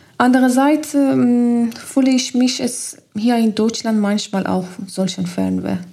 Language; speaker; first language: German; non-native, learner; Persian